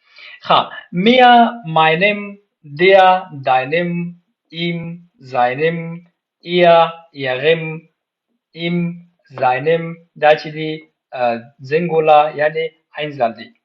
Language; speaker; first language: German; non-native, fluent; Pashto